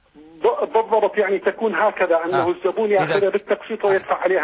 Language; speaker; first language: Arabic; native; Arabic